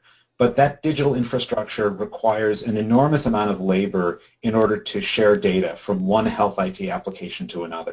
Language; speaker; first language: English; native; English